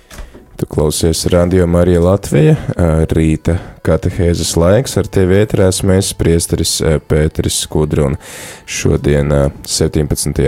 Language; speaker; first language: Latvian; native; Latvian